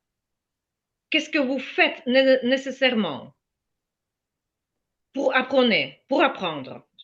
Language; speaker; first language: French; non-native, fluent; Ukrainian